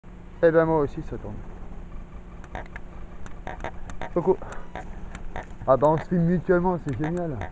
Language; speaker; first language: French; native; French